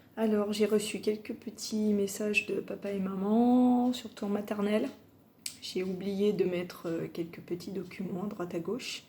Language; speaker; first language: French; native; French